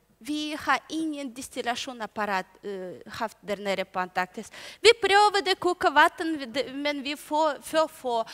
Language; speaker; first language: Swedish; non-native, learner; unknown